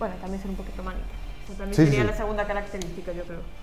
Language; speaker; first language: Spanish; native; Spanish